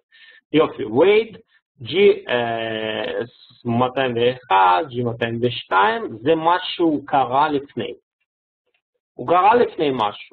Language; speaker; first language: Hebrew; non-native, fluent; Russian